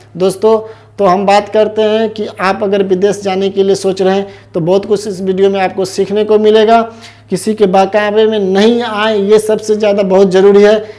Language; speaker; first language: Hindi; native; Hindi